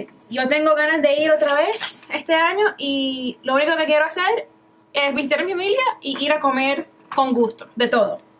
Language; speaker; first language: Spanish; early bilingual, heritage; Spanish